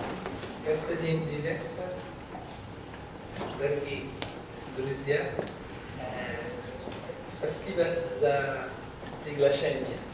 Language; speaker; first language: Russian; non-native, learner; English